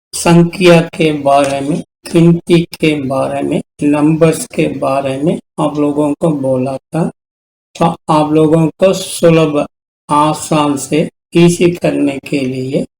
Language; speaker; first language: Hindi; non-native, learner; Tamil